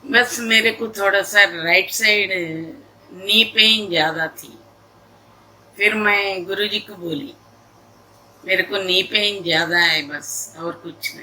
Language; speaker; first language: Hindi; non-native, local second language; Telugu